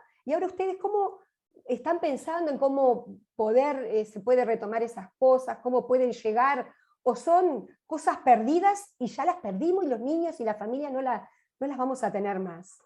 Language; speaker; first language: Spanish; native; Spanish